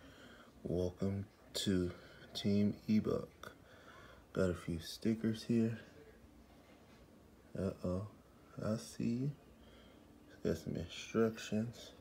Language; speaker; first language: English; native; English